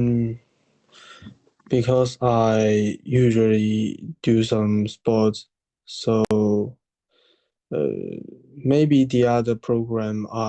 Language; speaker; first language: English; non-native, learner; Chinese